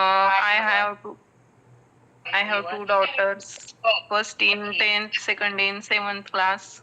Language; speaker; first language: English; non-native, learner; Marathi